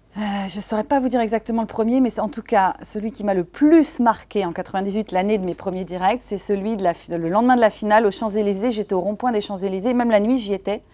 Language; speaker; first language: French; native; French